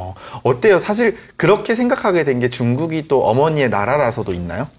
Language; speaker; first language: Korean; native; Korean